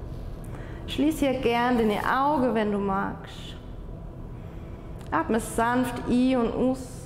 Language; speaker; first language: German; non-native, fluent; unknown